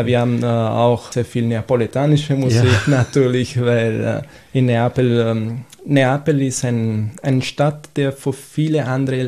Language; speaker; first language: German; non-native, fluent; Italian